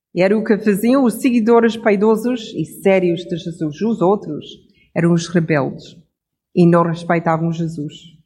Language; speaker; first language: Portuguese; non-native, fluent; English